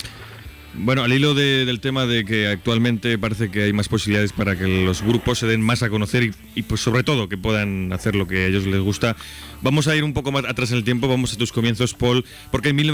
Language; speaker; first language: Spanish; native; Spanish